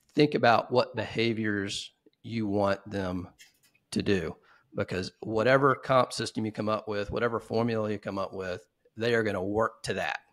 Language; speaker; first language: English; native; English